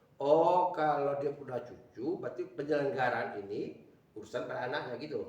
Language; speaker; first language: Indonesian; native; Indonesian